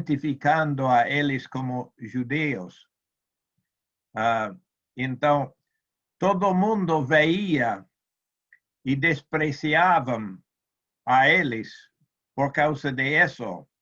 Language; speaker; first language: Spanish; non-native, learner; Portuguese